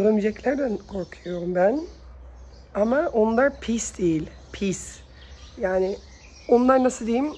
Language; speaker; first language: Turkish; early bilingual, heritage; Turkish